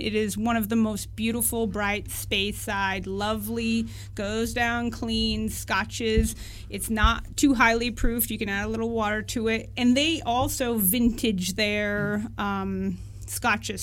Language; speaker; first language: English; native; English